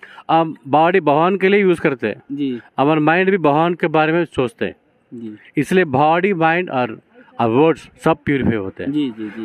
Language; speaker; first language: Hindi; non-native, local second language; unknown